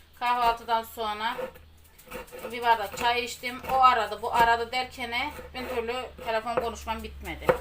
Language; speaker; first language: Turkish; native; Turkish